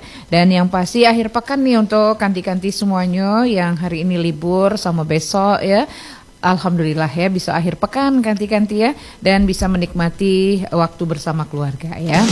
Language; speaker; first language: Indonesian; native; Indonesian